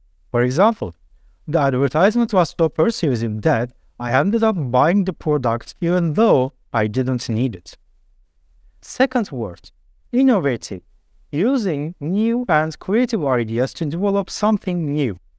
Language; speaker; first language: English; non-native, fluent; Turkish